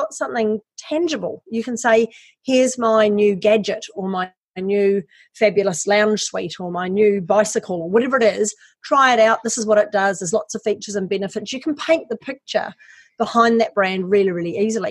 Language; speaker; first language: English; native; English